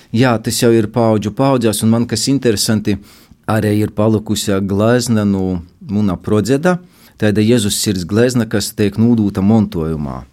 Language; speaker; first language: Latvian; native; Latvian